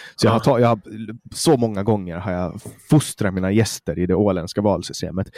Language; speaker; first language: Swedish; native; Swedish